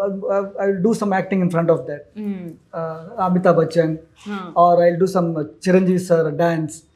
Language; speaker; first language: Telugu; non-native, learner; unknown